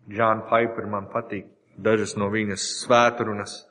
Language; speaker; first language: Latvian; non-native, learner; English